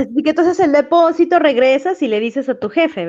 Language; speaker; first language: Spanish; native; Spanish